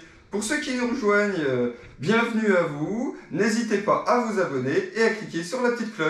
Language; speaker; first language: French; native; French